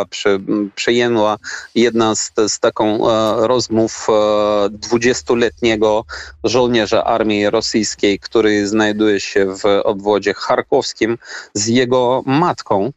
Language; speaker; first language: Polish; non-native, fluent; Ukrainian